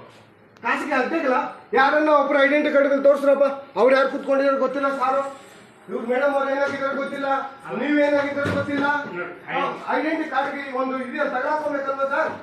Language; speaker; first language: Kannada; native; Kannada